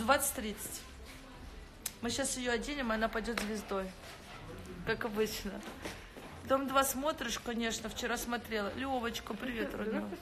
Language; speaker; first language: Russian; native; Russian